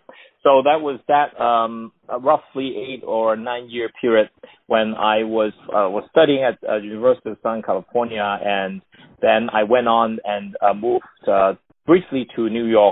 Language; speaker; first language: English; non-native, local second language; Cantonese